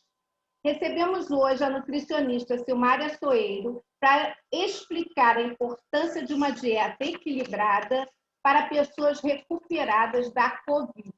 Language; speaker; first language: Portuguese; native; Portuguese